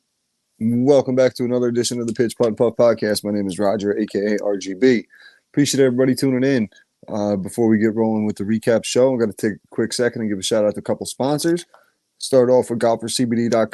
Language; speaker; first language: English; native; English